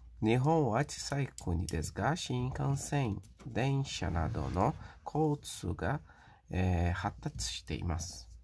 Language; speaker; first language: Japanese; non-native, learner; Portuguese